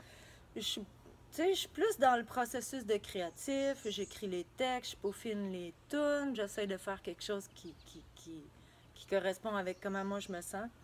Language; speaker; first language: French; native; French